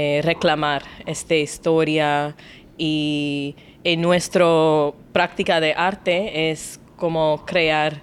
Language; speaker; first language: Spanish; non-native, learner; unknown